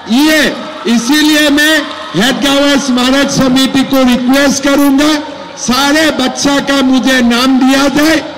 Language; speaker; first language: Hindi; non-native, local second language; Assamese